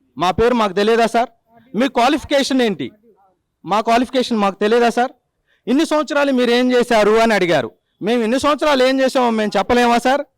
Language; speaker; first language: Telugu; native; Telugu